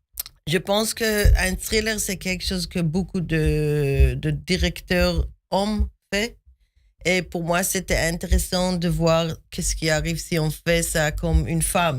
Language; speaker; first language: French; non-native, fluent; Hebrew